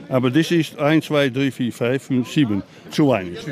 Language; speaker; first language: German; non-native, learner; Dutch